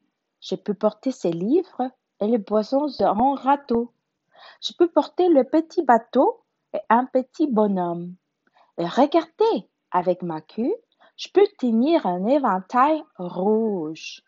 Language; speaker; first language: French; non-native, learner; Spanish